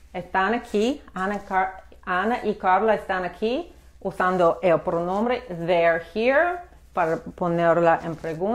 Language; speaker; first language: Spanish; non-native, fluent; English